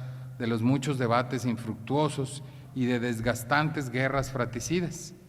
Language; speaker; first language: Spanish; native; Spanish